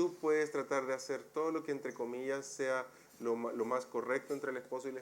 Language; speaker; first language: Spanish; native; Spanish